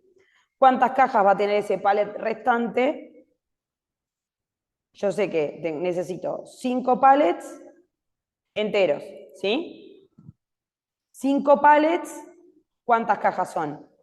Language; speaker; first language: Spanish; native; Spanish